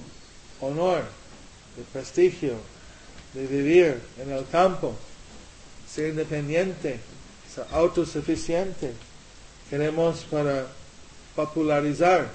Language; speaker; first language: Spanish; non-native, learner; English